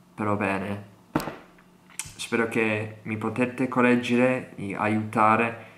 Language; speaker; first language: Italian; non-native, learner; English